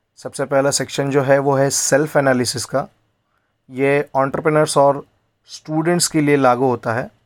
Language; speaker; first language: Hindi; non-native, local second language; Marathi